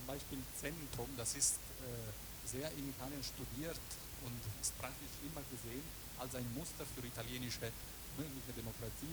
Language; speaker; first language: German; non-native, learner; Italian